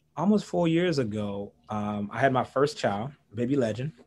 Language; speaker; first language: English; early bilingual, other home language; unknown